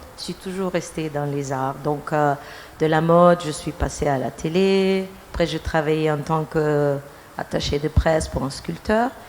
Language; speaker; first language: French; non-native, fluent; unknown